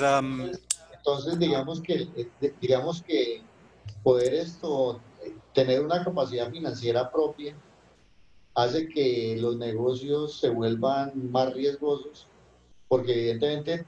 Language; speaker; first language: Spanish; native; Spanish